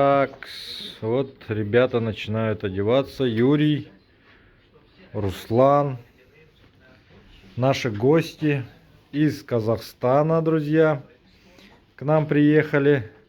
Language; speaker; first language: Russian; native; Russian